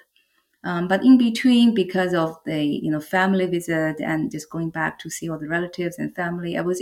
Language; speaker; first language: English; non-native, fluent; Chinese